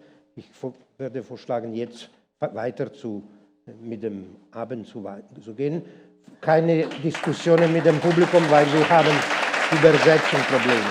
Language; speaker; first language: German; non-native, local second language; Italian